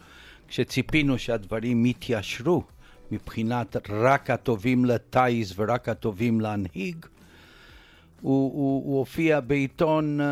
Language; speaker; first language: Hebrew; non-native, fluent; Romanian